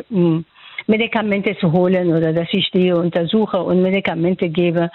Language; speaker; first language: German; non-native, fluent; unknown